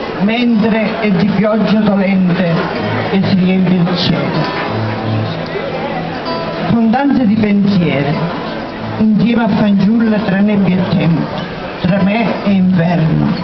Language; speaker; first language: Italian; native; Italian